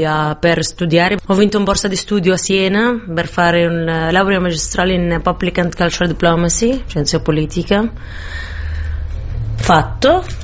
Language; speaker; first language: Italian; non-native, fluent; Arabic